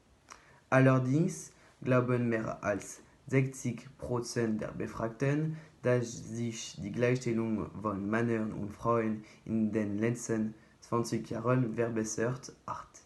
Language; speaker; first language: German; non-native, learner; French